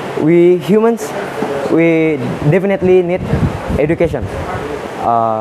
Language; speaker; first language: English; non-native, learner; Indonesian